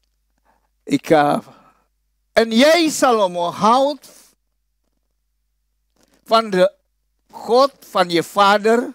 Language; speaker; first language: Dutch; non-native, fluent; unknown